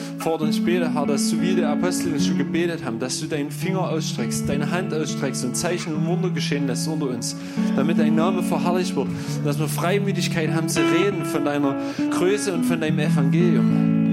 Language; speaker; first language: German; native; German